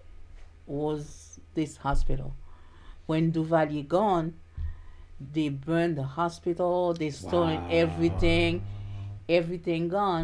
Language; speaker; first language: English; non-native, learner; Haitian Creole